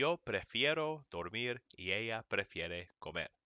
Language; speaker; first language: Spanish; non-native, fluent; English